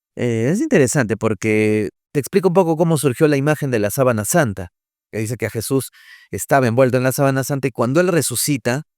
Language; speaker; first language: Spanish; native; Spanish